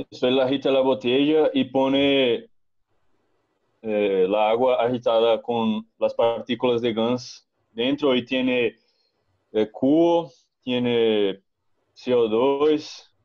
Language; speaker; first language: Spanish; non-native, learner; Portuguese